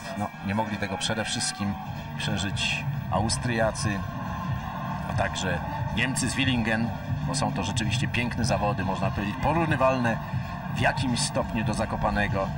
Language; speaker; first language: Polish; native; Polish